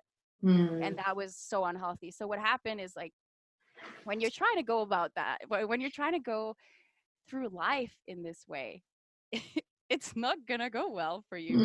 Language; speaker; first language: English; non-native, fluent; French